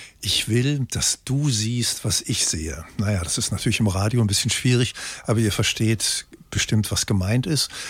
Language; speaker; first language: German; native; German